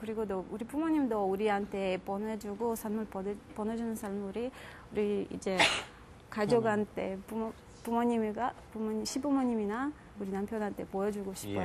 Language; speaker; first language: Korean; non-native, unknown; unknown